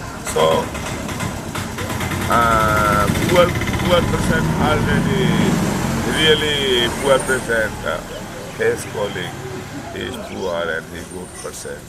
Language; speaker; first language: English; non-native, learner; Hindi